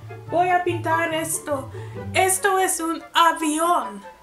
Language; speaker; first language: Spanish; non-native, learner; English